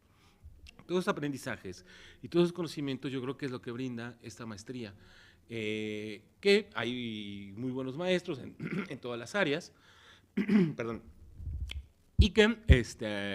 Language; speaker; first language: Spanish; native; Spanish